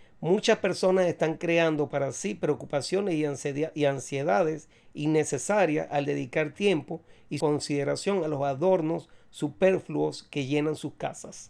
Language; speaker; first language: Spanish; native; Spanish